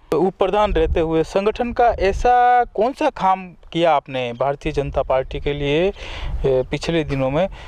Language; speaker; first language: Hindi; native; Hindi